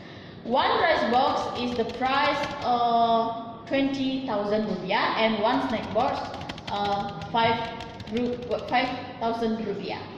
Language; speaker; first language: English; non-native, learner; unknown